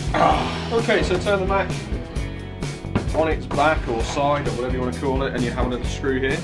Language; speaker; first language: English; native; English